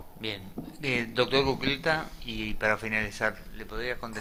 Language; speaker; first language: Spanish; native; Spanish